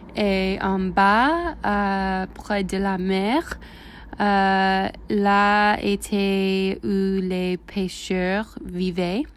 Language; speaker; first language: French; non-native, learner; English